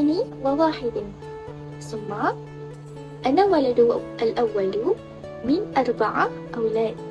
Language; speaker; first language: Arabic; non-native, learner; Malay